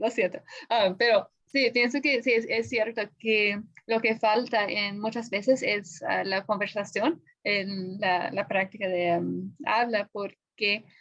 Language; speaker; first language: Spanish; non-native, fluent; English